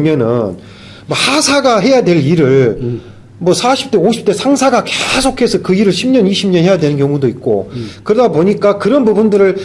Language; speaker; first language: Korean; native; Korean